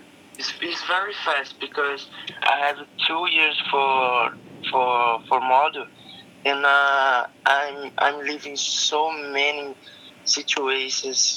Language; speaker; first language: English; non-native, learner; Portuguese